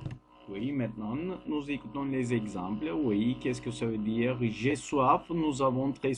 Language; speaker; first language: French; non-native, learner; Turkish